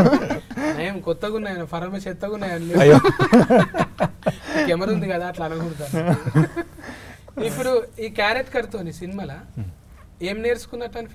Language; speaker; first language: Telugu; native; Telugu